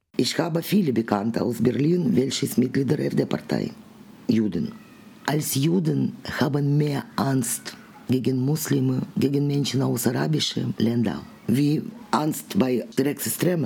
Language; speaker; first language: German; non-native, learner; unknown